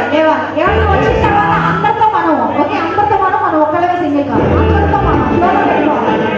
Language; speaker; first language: Telugu; native; Telugu